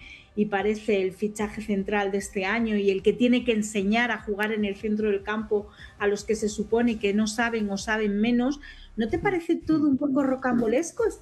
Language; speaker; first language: Spanish; native; Spanish